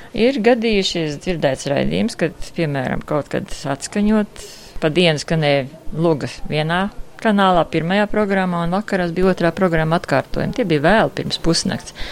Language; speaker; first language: Latvian; native; Latvian